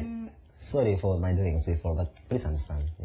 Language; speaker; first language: English; non-native, learner; Japanese